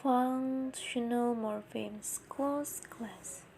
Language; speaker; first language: English; non-native, learner; Indonesian